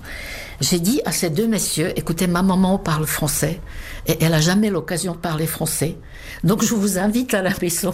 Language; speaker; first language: French; non-native, fluent; Czech